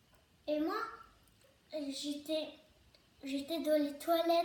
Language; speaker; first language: French; early bilingual, other home language; Turkish